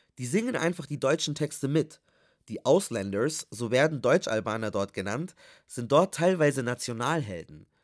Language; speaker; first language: German; native; German